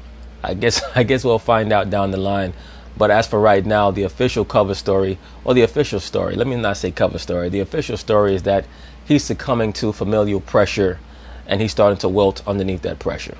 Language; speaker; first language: English; native; English